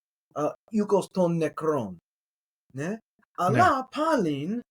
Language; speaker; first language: Greek; non-native, learner; English